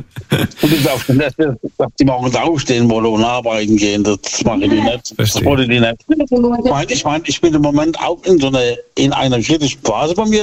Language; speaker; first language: German; native; German